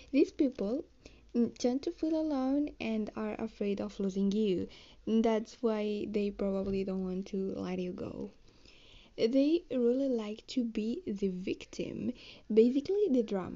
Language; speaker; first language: English; non-native, learner; Spanish